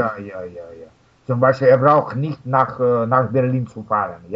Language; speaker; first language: German; non-native, fluent; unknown